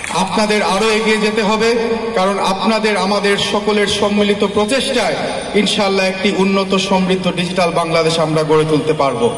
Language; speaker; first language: Bangla; native; Bangla